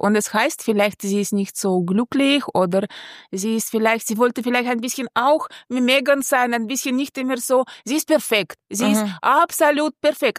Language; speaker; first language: German; non-native, fluent; Russian